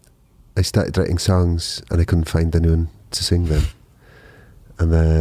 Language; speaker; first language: English; non-native, local second language; Welsh